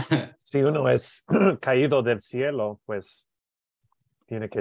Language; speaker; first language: Spanish; non-native, learner; English